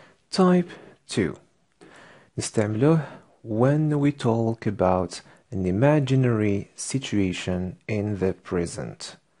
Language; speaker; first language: English; non-native, fluent; Arabic